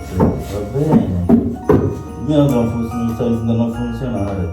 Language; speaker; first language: Italian; non-native, learner; Sinhala